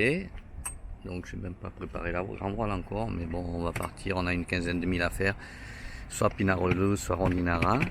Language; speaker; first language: French; native; French